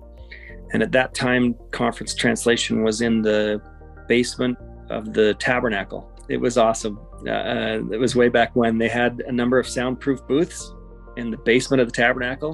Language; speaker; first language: English; native; English